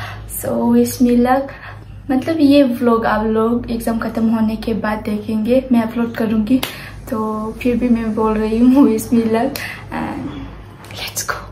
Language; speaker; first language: Hindi; non-native, local second language; Bodo